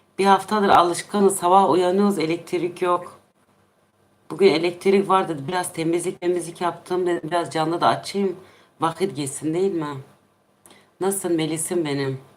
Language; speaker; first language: Turkish; non-native, local second language; Kurdish